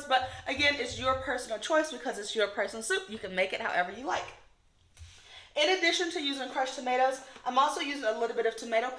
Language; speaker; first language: English; native; English